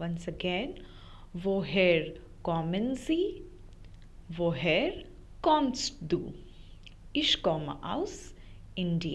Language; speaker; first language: German; non-native, fluent; Hindi